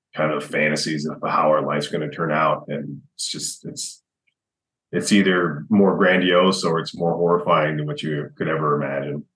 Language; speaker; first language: English; native; English